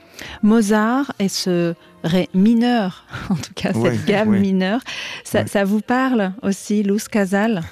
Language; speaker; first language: French; native; French